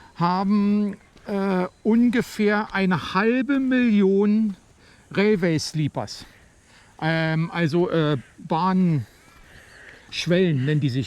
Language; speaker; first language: German; native; German